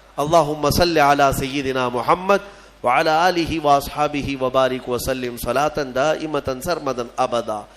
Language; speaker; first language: Urdu; native; Urdu